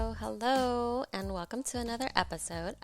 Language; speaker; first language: English; native; English